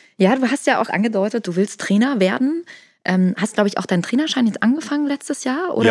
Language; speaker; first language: German; native; German